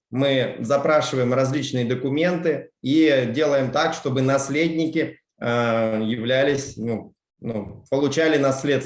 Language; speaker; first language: Russian; native; Russian